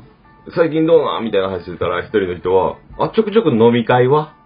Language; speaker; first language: Japanese; native; Japanese